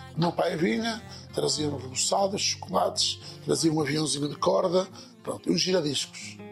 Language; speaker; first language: Portuguese; native; Portuguese